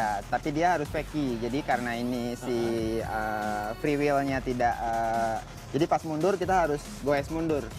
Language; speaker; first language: Indonesian; native; Indonesian